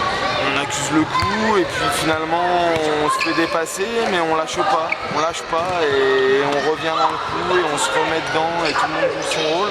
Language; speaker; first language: French; native; French